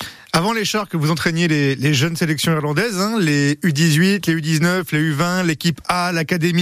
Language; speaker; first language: French; native; French